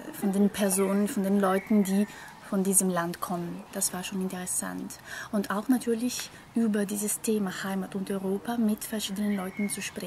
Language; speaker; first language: German; non-native, fluent; Italian